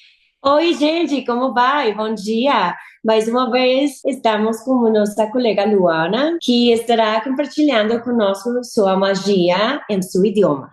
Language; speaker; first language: Portuguese; non-native, learner; Spanish